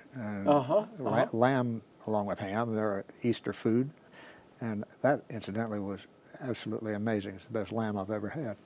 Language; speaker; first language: English; native; English